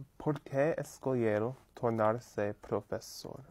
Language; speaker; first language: Portuguese; non-native, learner; English